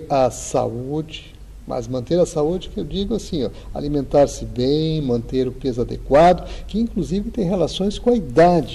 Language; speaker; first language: Portuguese; native; Portuguese